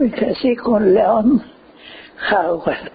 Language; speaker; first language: Spanish; early bilingual, heritage; Ladino